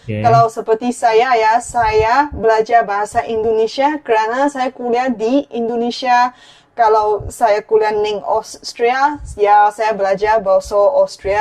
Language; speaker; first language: Indonesian; non-native, fluent; Chinese